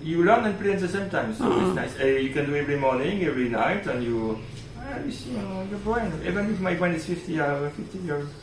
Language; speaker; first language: English; non-native, learner; French